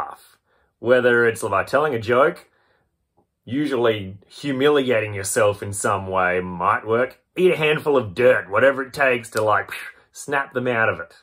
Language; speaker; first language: English; native; English